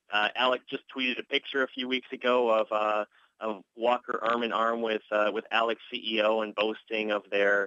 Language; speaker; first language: English; native; English